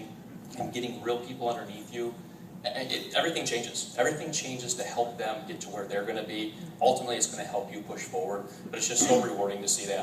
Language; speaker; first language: English; native; English